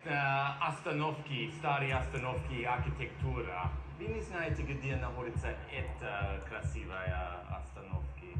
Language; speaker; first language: Russian; non-native, learner; English